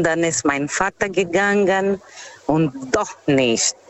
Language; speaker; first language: German; non-native, fluent; Portuguese